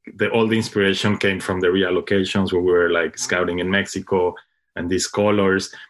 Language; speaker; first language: English; non-native, fluent; Spanish